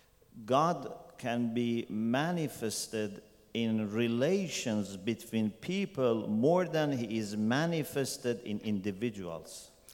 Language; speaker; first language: English; non-native, fluent; Persian